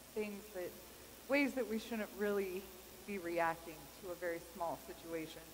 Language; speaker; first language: English; native; English